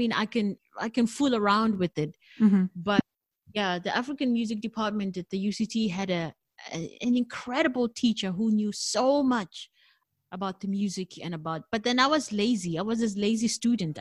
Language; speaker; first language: English; non-native, local second language; Northern Sotho